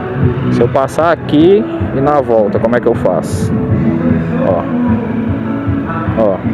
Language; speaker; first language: Portuguese; native; Portuguese